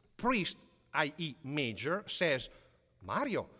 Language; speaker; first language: English; non-native, fluent; Italian